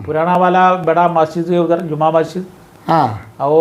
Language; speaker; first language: Hindi; non-native, local second language; Malayalam